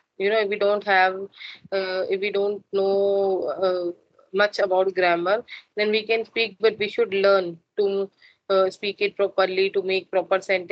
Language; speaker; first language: English; non-native, learner; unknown